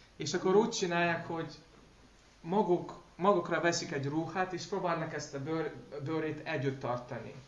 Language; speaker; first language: Hungarian; non-native, learner; Russian